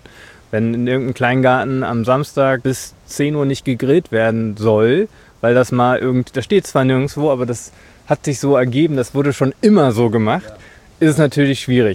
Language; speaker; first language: German; native; German